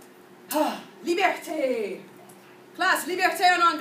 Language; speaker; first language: French; non-native, fluent; English